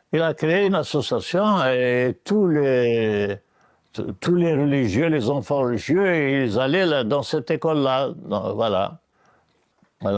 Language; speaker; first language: French; non-native, local second language; Arabic